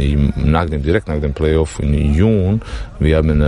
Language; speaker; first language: German; non-native, learner; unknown